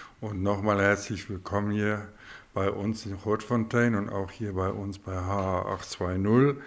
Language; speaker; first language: German; non-native, local second language; Afrikaans